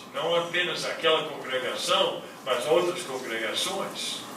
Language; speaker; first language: Portuguese; non-native, fluent; English